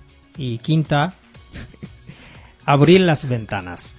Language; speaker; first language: Spanish; non-native, fluent; Japanese